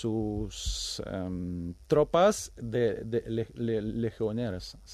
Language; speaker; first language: Spanish; non-native, fluent; Ukrainian